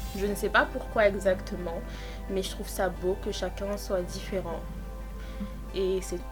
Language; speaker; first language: French; native; French